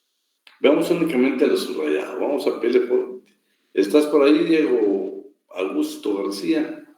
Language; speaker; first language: Spanish; native; Spanish